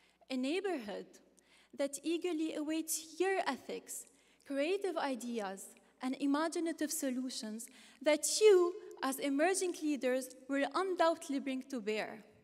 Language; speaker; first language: English; non-native, fluent; Arabic